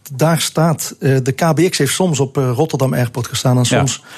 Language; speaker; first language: Dutch; native; Dutch